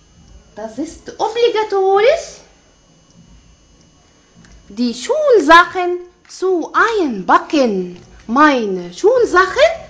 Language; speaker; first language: German; non-native, fluent; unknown